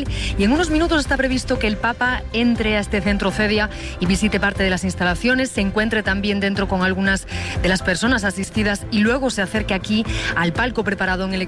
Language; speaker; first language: Spanish; native; Spanish